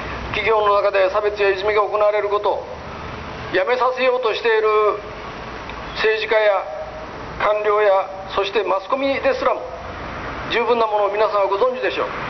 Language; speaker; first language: Japanese; native; Japanese